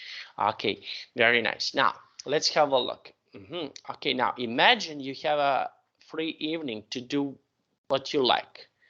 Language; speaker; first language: English; non-native, fluent; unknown